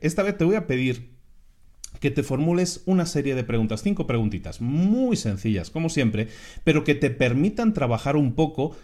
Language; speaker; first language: Spanish; native; Spanish